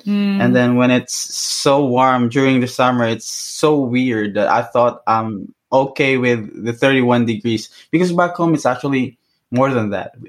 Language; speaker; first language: English; non-native, local second language; Hiligaynon